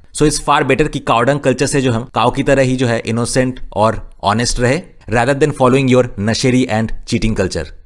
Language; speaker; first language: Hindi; non-native, local second language; Bangla